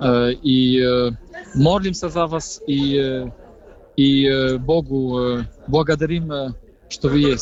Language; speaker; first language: Russian; non-native, fluent; Polish